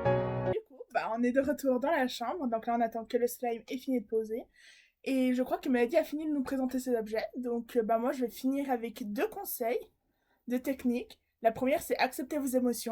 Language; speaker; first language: French; native; French